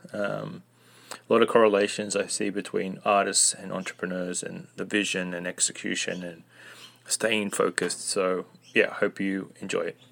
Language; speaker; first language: English; native; English